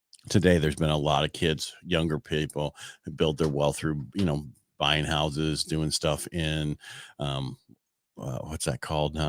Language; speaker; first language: English; native; English